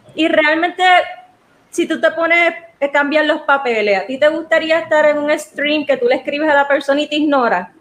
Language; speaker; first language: Spanish; native; Spanish